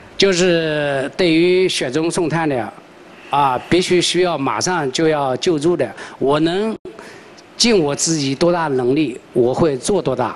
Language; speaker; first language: Chinese; native; Chinese